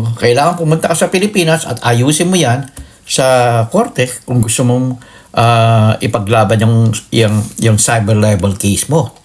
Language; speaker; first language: Filipino; native; Filipino